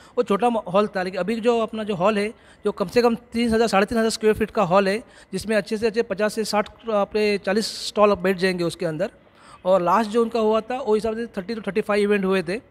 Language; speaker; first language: Hindi; non-native, local second language; Marathi